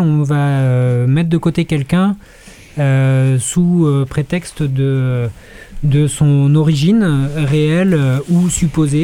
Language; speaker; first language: French; native; French